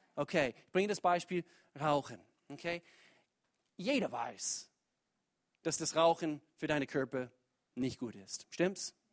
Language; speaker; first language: German; non-native, fluent; English